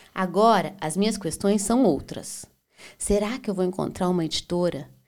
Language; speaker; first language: Portuguese; native; Portuguese